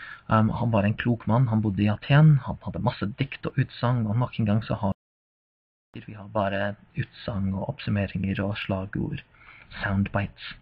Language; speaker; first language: Norwegian; non-native, fluent; English